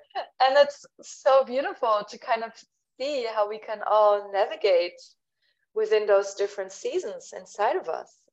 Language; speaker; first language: English; non-native, fluent; German